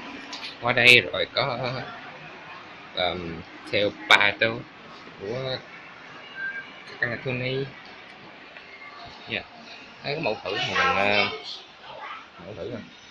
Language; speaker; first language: Vietnamese; early bilingual, heritage; Vietnamese